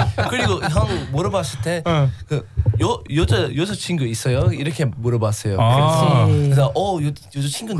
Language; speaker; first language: Korean; non-native, learner; English